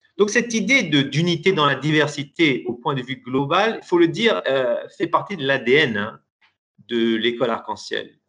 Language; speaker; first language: French; non-native, local second language; Persian